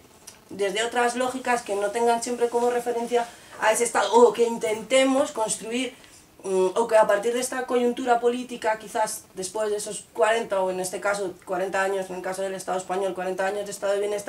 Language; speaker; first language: Spanish; native; Spanish